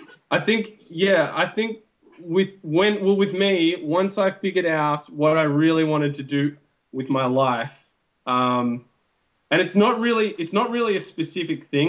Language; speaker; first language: English; native; English